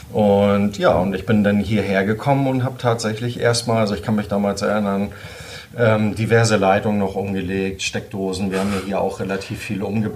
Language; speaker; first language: German; native; German